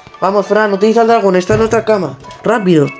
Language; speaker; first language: Spanish; native; Spanish